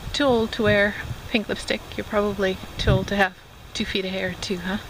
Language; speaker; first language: English; native; English